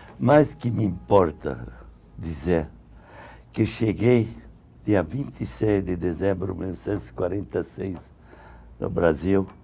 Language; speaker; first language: Portuguese; non-native, fluent; Arabic